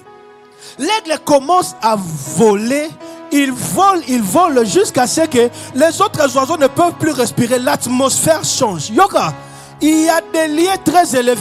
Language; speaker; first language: French; non-native, local second language; Lingala